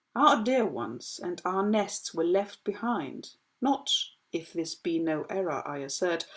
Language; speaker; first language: English; non-native, fluent; Greek